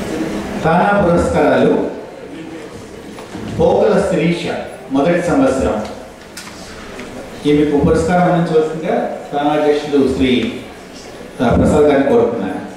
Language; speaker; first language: Telugu; native; Telugu